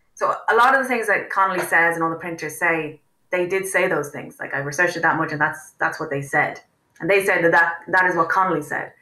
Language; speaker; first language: English; native; English